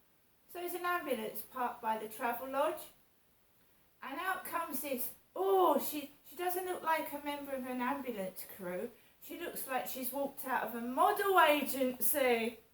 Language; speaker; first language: English; native; English